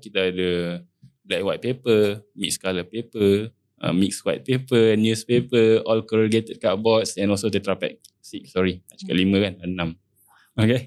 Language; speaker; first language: English; non-native, local second language; Malay